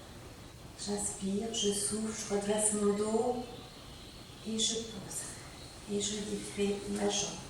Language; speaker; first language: French; native; French